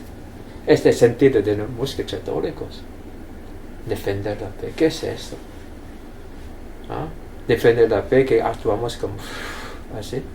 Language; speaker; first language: Spanish; non-native, fluent; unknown